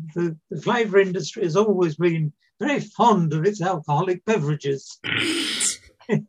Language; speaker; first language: English; native; English